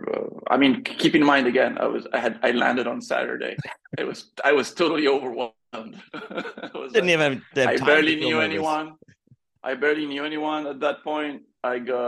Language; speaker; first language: English; non-native, fluent; French